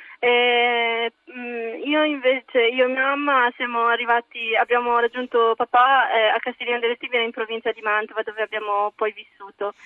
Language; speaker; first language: Italian; early bilingual, other home language; Arabic